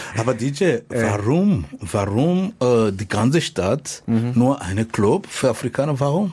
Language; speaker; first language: German; non-native, fluent; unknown